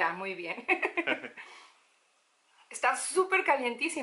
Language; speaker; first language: Spanish; native; Spanish